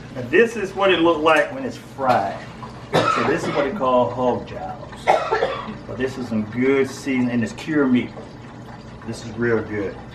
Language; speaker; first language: English; native; English